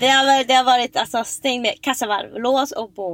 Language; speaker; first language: Swedish; native; Swedish